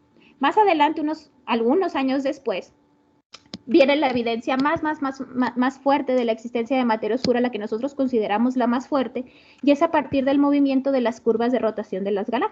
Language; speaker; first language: Spanish; native; Spanish